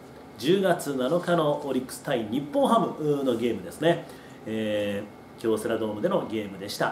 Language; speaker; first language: Japanese; native; Japanese